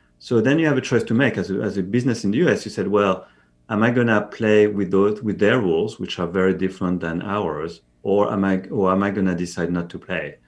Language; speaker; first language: English; non-native, fluent; French